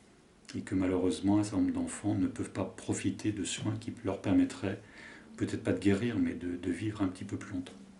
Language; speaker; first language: French; native; French